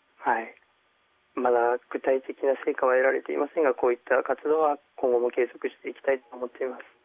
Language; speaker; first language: Japanese; early bilingual, other home language; Chinese